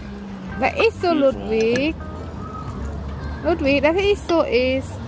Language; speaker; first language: German; non-native, learner; Indonesian